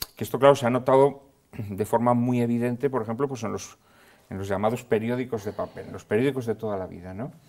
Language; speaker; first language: Spanish; native; Spanish